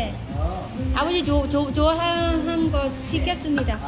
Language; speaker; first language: Korean; non-native, fluent; Vietnamese